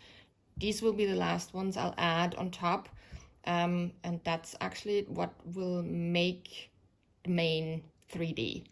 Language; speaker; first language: English; non-native, fluent; German